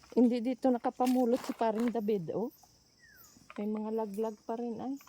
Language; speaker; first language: Filipino; non-native, local second language; Cebuano